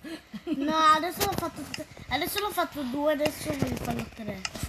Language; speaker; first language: Italian; early bilingual, other home language; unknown